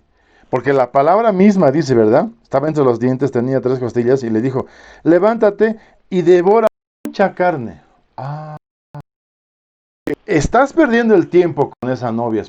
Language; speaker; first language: Spanish; native; Spanish